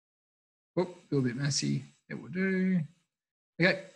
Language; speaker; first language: English; native; English